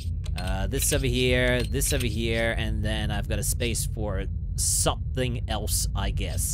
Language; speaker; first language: English; native; English